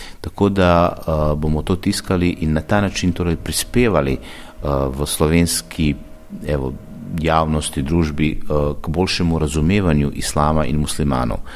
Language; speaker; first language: Slovenian; non-native, local second language; Bosnian